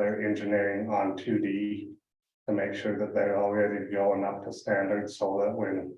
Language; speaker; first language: English; native; English